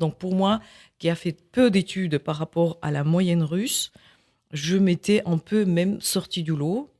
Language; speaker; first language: French; non-native, fluent; Russian